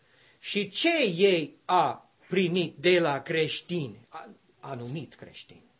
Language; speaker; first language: Romanian; non-native, learner; English